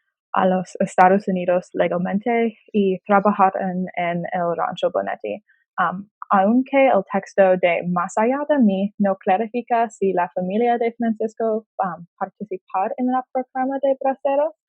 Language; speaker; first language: Spanish; non-native, learner; English